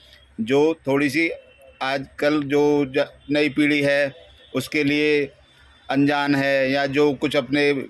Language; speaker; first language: Hindi; native; Hindi